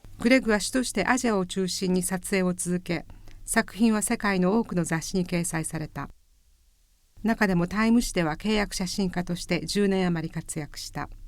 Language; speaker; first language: Japanese; native; Japanese